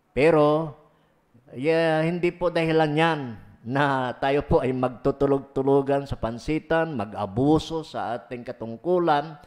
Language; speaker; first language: Filipino; non-native, local second language; Pangasinan